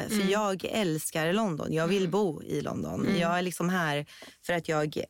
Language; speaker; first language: Swedish; early bilingual, other home language; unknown